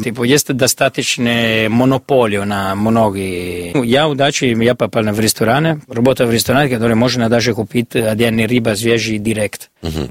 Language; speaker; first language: Russian; non-native, learner; Italian